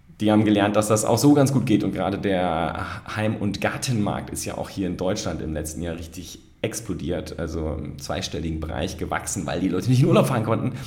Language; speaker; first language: German; native; German